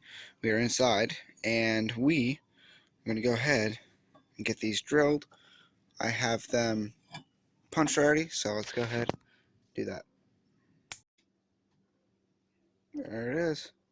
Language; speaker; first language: English; native; English